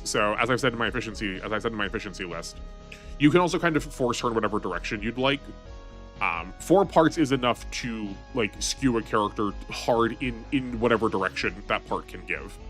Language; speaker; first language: English; native; English